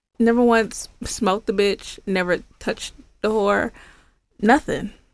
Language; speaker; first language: English; native; English